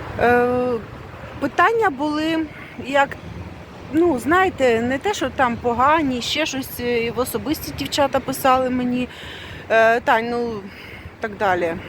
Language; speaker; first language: Ukrainian; non-native, local second language; Russian